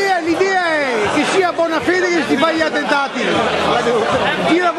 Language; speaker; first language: Italian; native; Italian